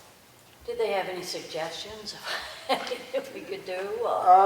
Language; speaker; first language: English; native; English